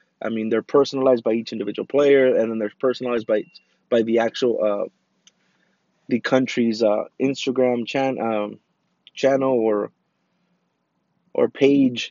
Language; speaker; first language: English; early bilingual, other home language; Spanish